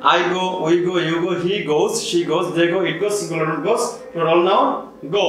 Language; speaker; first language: English; non-native, local second language; Bangla